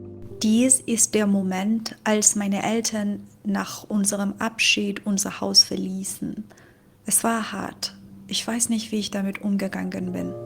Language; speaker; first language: German; non-native, fluent; Persian